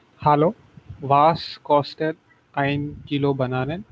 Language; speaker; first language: German; non-native, learner; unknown